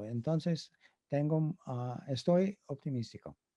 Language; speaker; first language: Spanish; non-native, fluent; English